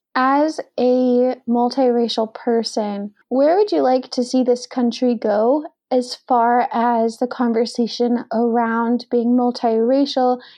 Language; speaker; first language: English; native; English